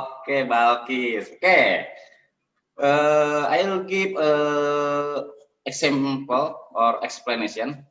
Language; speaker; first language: English; non-native, learner; Indonesian